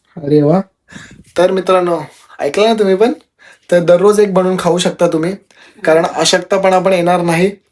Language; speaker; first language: Marathi; non-native, local second language; Telugu